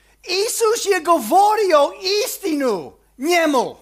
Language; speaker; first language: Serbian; early bilingual, heritage; Serbian